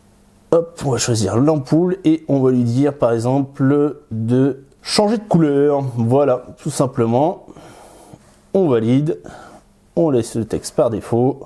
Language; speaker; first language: French; native; French